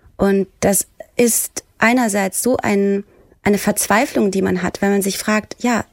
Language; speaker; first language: German; early bilingual, other home language; Persian